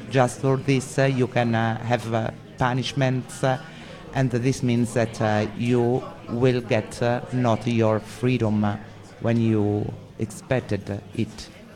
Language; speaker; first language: English; non-native, fluent; Italian